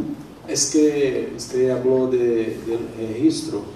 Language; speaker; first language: Spanish; non-native, fluent; Portuguese